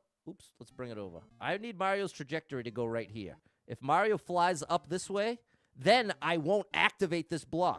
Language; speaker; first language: English; native; English